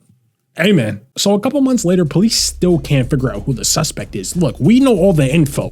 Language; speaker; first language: English; native; English